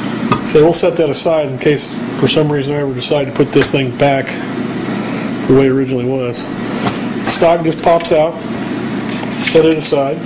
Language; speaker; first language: English; native; English